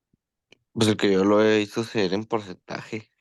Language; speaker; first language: Spanish; native; Spanish